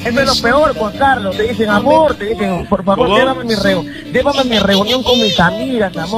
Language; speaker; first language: Spanish; native; Spanish